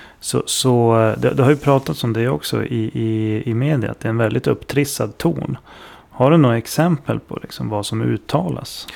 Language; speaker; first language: Swedish; native; Swedish